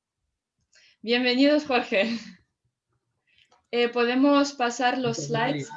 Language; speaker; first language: Spanish; non-native, fluent; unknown